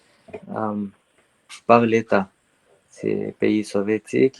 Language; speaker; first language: French; non-native, learner; Armenian